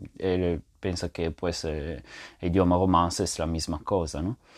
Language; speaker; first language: Spanish; non-native, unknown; French